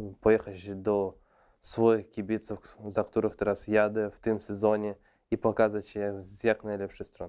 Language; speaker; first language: Polish; non-native, fluent; Russian